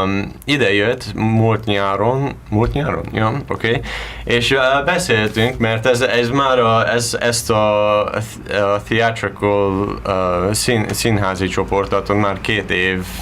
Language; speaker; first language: Hungarian; non-native, learner; English